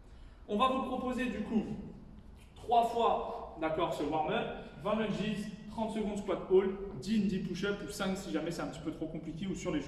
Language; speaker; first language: French; native; French